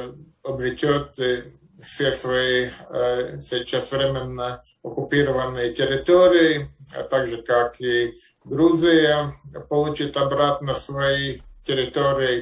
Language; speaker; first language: Russian; non-native, fluent; Latvian